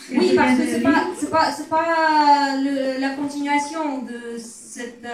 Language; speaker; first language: French; non-native, fluent; Russian